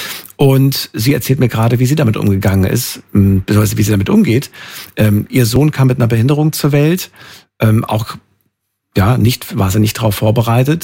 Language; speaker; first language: German; native; German